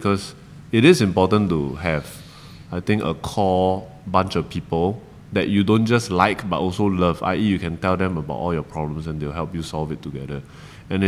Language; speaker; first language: English; non-native, local second language; Chinese